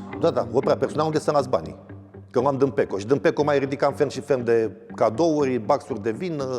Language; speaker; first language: Romanian; native; Romanian